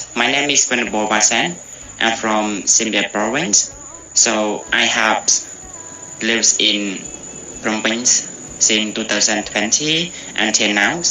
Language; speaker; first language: English; non-native, learner; Khmer